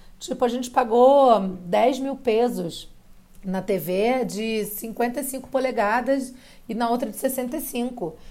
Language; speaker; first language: Portuguese; native; Portuguese